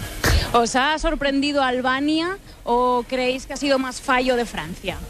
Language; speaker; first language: Spanish; non-native, local second language; Catalan